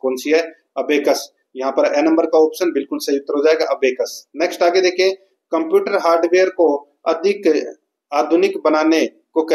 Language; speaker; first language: Hindi; native; Hindi